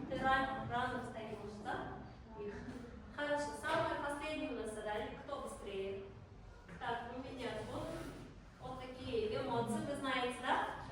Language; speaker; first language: Russian; non-native, local second language; Kyrgyz